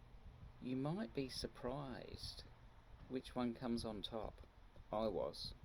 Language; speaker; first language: English; native; English